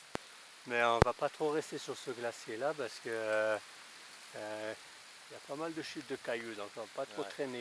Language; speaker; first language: French; native; French